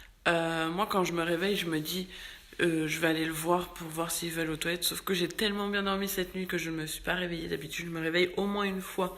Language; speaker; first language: French; native; French